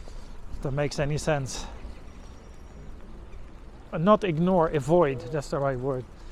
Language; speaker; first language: English; non-native, fluent; Dutch